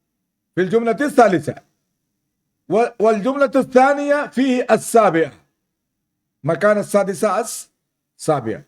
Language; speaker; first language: Arabic; non-native, fluent; Urdu